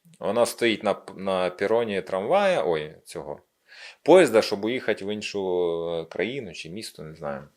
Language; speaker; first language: Ukrainian; non-native, local second language; Russian